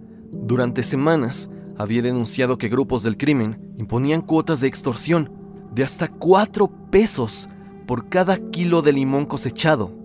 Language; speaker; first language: Spanish; native; Spanish